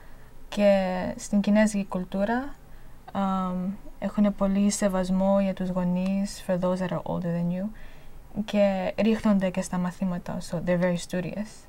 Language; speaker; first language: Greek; early bilingual, heritage; Greek